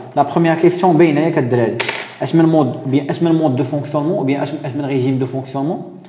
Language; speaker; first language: French; non-native, local second language; Arabic